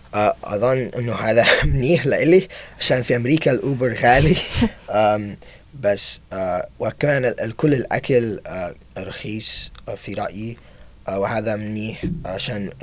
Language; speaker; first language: Arabic; non-native, learner; English